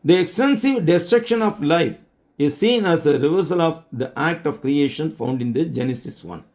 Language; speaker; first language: English; non-native, local second language; Tamil